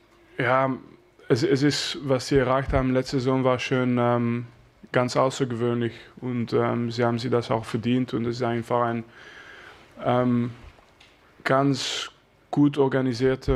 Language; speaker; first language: German; non-native, fluent; French